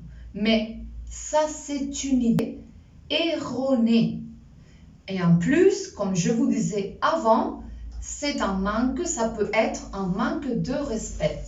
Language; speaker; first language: French; non-native, fluent; Spanish